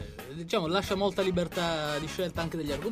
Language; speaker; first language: Italian; native; Italian